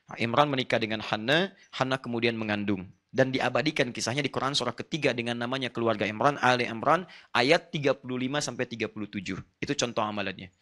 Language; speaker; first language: Indonesian; non-native, fluent; Arabic